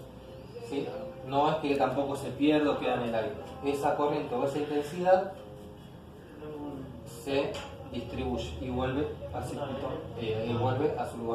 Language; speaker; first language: Spanish; native; Spanish